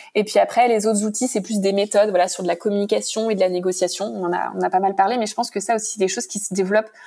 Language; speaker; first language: French; native; French